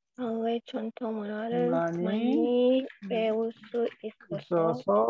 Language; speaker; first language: Korean; non-native, learner; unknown